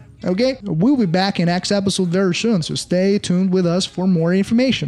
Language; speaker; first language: English; non-native, fluent; Chinese